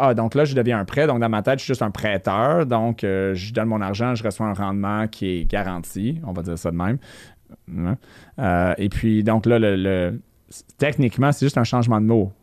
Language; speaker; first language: French; native; French